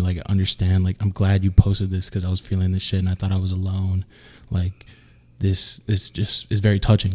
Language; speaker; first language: English; native; English